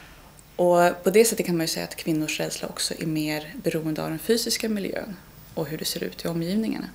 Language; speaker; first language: Swedish; native; Swedish